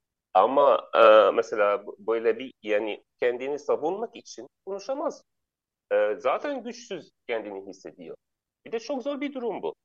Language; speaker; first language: Turkish; non-native, learner; Arabic